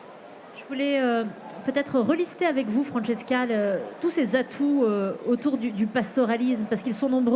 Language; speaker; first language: French; native; French